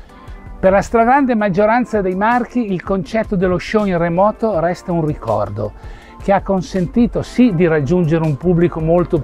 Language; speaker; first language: Italian; native; Italian